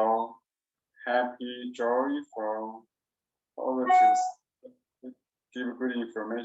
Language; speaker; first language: English; non-native, learner; Chinese